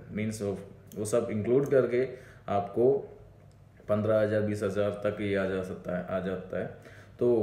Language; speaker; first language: Hindi; non-native, local second language; Malayalam